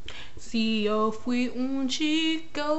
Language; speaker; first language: Spanish; non-native, learner; English